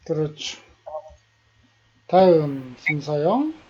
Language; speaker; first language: Korean; native; Korean